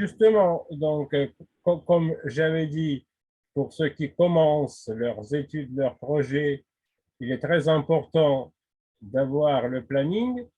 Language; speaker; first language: French; non-native, fluent; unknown